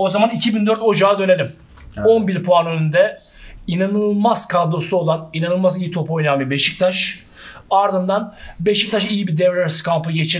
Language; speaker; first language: Turkish; native; Turkish